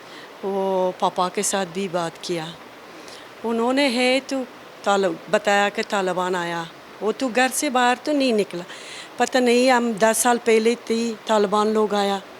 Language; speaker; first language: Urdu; non-native, learner; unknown